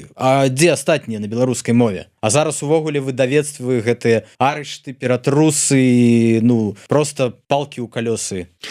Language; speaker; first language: Belarusian; non-native, local second language; Russian